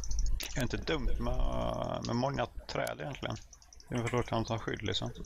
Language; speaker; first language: Swedish; native; Swedish